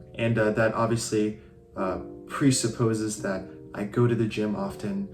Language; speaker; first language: English; early bilingual, other home language; Chinese